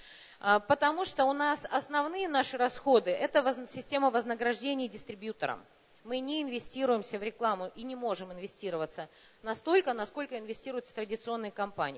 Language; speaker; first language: Russian; native; Russian